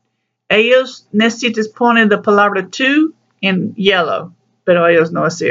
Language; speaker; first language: Spanish; non-native, learner; English